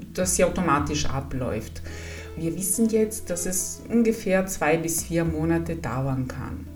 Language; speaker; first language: German; non-native, fluent; Italian